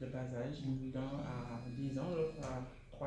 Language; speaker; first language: French; non-native, local second language; Wolof